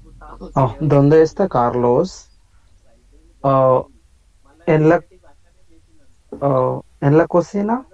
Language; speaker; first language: Spanish; non-native, learner; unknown